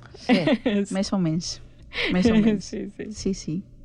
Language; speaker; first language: Catalan; non-native, learner; Spanish